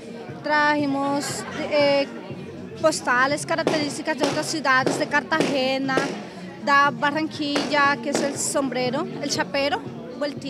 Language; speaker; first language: Portuguese; non-native, learner; Spanish